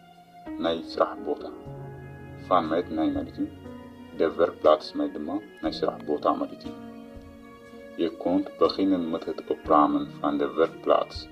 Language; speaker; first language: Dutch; non-native, learner; Tigrinya